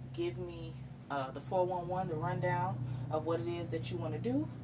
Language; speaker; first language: English; native; English